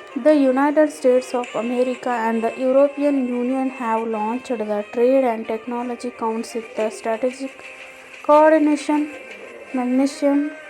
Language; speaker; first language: English; non-native, local second language; Kannada